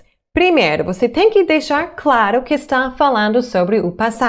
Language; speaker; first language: Portuguese; non-native, fluent; English